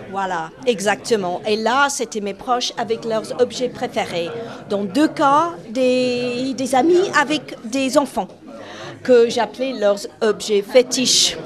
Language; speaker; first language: French; non-native, fluent; English